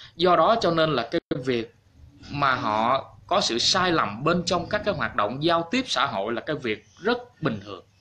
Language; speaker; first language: Vietnamese; native; Vietnamese